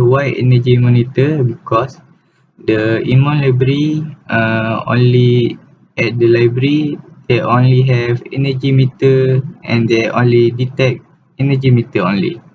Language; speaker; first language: English; non-native, learner; Malay